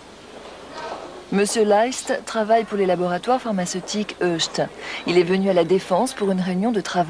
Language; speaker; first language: French; native; French